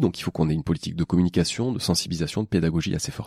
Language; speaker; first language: French; native; French